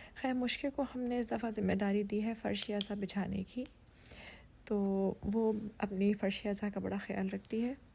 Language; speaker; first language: Urdu; native; Urdu